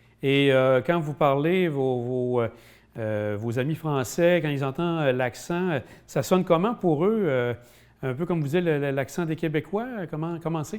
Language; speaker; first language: French; native; French